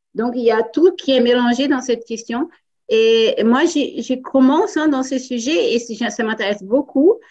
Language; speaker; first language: French; non-native, fluent; Portuguese